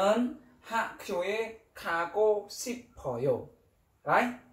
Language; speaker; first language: Korean; non-native, fluent; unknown